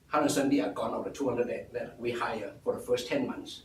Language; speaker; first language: English; non-native, local second language; Min Nan Chinese